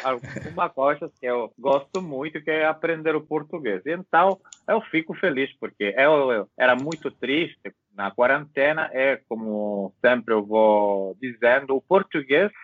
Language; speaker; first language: Portuguese; non-native, learner; Italian